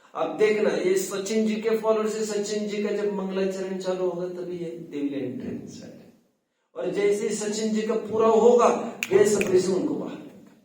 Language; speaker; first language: Hindi; native; Hindi